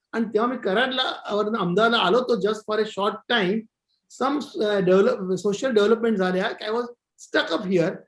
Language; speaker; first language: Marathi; non-native, local second language; Gujarati